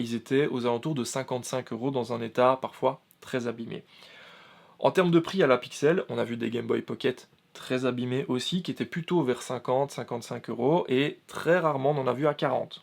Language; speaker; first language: French; native; French